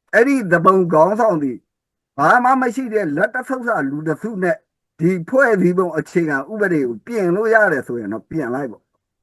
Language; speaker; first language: Burmese; non-native, local second language; S'gaw Karen